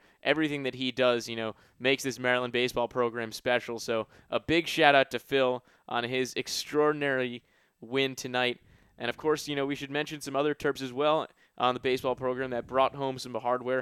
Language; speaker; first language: English; native; English